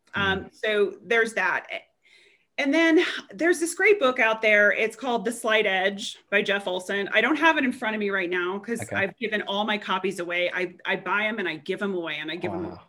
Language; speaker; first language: English; native; English